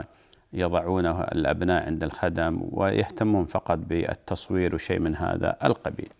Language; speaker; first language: Arabic; native; Arabic